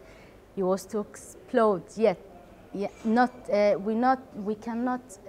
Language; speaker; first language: English; non-native, learner; Arabic